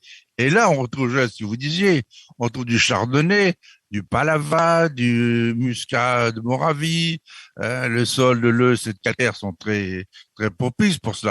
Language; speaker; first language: French; native; French